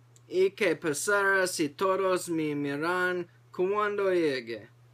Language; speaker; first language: Spanish; non-native, learner; English